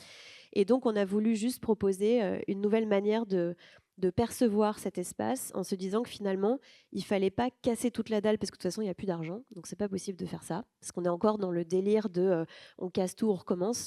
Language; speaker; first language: French; native; French